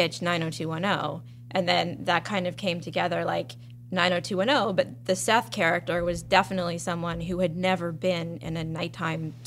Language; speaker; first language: English; native; English